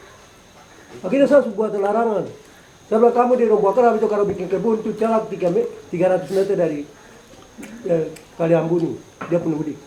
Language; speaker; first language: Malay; non-native, local second language; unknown